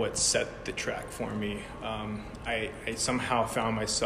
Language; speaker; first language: English; early bilingual, other home language; Ukrainian